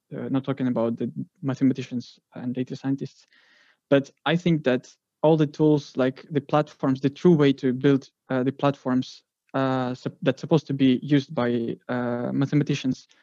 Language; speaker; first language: English; non-native, fluent; Greek